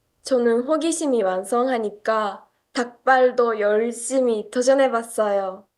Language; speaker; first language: Korean; non-native, fluent; Japanese